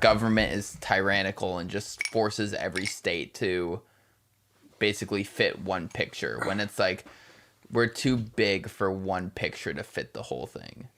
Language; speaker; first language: English; native; English